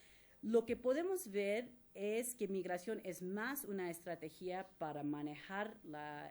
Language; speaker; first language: Spanish; non-native, fluent; English